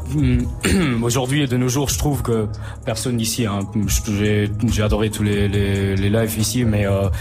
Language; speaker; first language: French; native; French